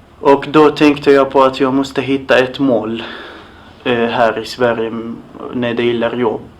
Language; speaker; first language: Swedish; non-native, fluent; Arabic